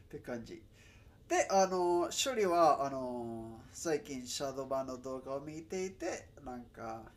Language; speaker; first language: Japanese; non-native, learner; Spanish